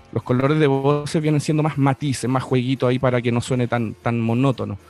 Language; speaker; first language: Spanish; native; Spanish